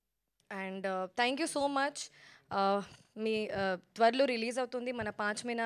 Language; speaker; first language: Telugu; non-native, fluent; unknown